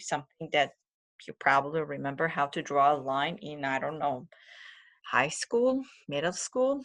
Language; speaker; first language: English; non-native, fluent; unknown